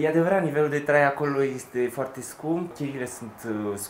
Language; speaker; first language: Romanian; early bilingual, heritage; Romanian